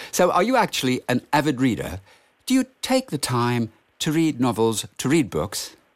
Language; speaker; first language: English; non-native, fluent; German